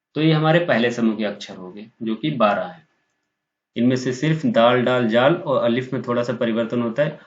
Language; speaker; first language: Hindi; native; Hindi